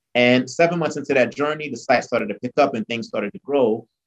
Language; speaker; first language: English; early bilingual, other home language; Haitian Creole